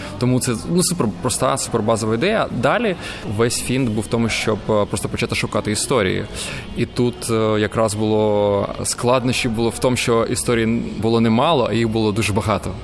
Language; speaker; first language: Ukrainian; native; Ukrainian